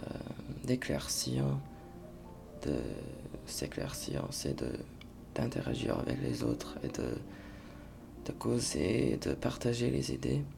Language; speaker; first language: French; non-native, fluent; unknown